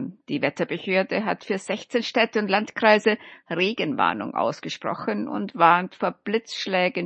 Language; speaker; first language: German; native; German